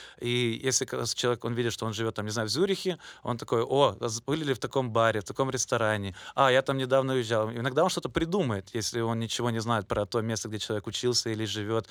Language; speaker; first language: Russian; native; Russian